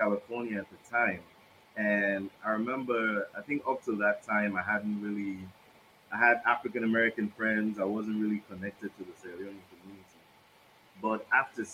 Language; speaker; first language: English; non-native, local second language; Krio